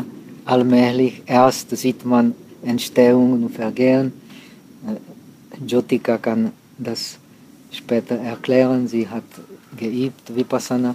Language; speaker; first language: German; non-native, fluent; Czech